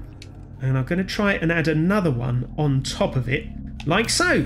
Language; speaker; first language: English; native; English